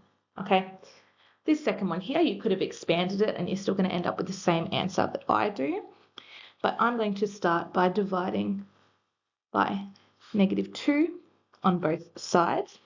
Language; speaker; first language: English; native; English